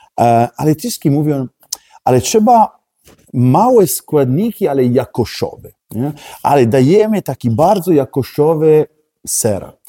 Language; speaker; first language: Polish; non-native, learner; Italian